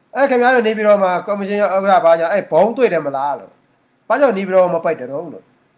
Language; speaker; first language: Burmese; non-native, local second language; Mon